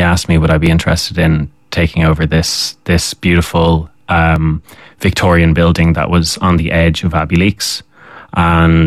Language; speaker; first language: English; native; English